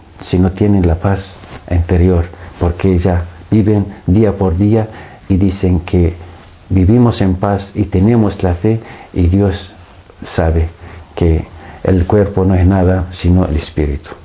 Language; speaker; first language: Spanish; non-native, fluent; Arabic